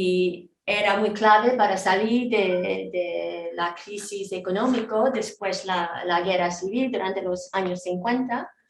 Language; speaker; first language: Spanish; non-native, fluent; Korean